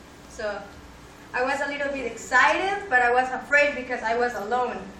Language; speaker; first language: English; non-native, fluent; Spanish